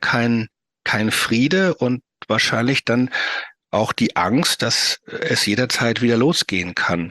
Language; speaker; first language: German; native; German